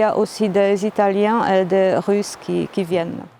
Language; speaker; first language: French; non-native, fluent; Polish